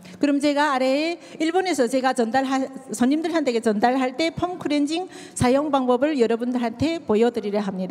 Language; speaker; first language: Korean; native; Korean